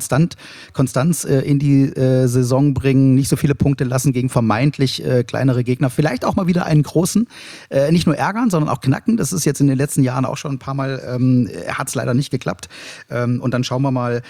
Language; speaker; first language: German; native; German